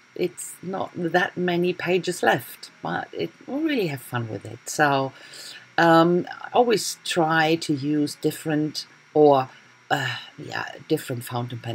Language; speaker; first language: English; non-native, fluent; German